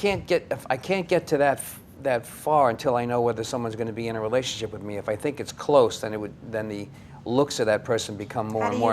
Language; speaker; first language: English; native; English